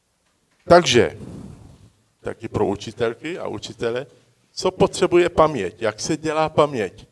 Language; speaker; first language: Czech; early bilingual, heritage; Czech